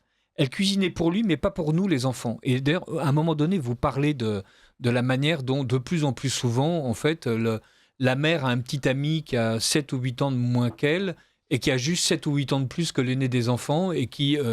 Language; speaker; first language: French; native; French